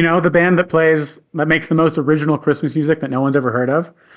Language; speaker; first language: English; native; English